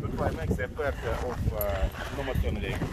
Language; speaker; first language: English; non-native, learner; Russian